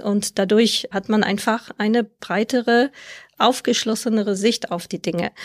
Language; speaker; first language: German; non-native, fluent; French